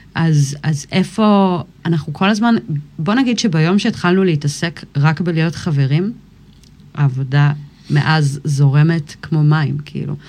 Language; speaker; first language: Hebrew; early bilingual, other home language; English